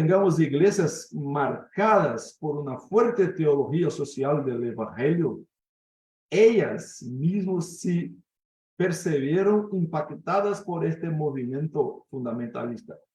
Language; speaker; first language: Spanish; non-native, fluent; Portuguese